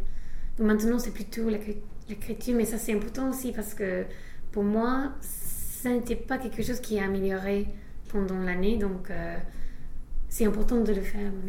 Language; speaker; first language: French; non-native, fluent; English